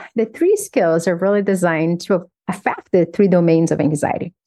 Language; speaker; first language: English; non-native, fluent; Portuguese